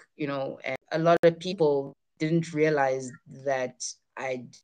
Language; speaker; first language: English; non-native, local second language; Zulu